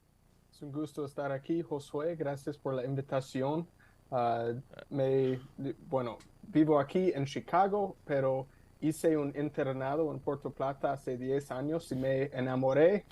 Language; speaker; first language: Spanish; non-native, fluent; English